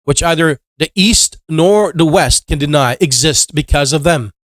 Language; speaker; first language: English; non-native, local second language; Filipino